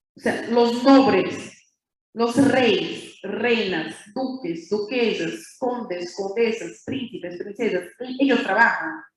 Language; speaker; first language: Spanish; non-native, fluent; Portuguese